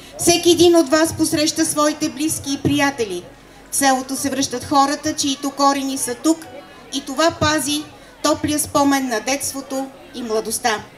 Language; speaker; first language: Bulgarian; native; Bulgarian